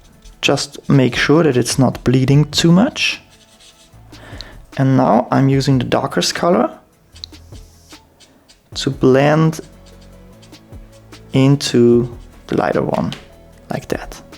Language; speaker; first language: English; non-native, fluent; German